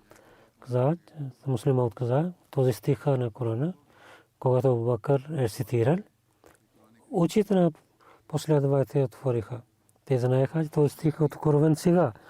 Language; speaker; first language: Bulgarian; non-native, learner; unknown